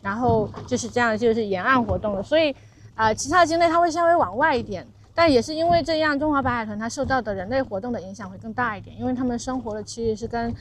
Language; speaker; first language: Chinese; native; Chinese